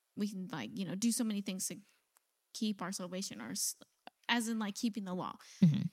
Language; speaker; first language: English; native; English